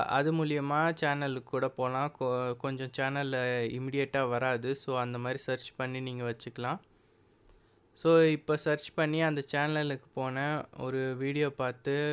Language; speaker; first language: Tamil; non-native, local second language; Telugu